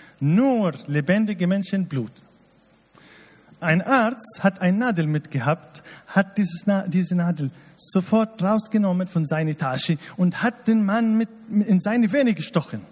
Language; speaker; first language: German; non-native, fluent; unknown